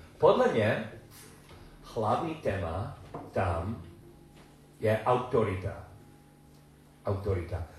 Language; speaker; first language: Czech; non-native, learner; English